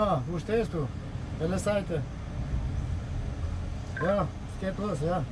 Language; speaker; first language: German; non-native, learner; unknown